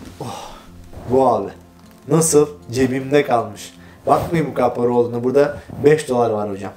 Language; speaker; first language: Turkish; native; Turkish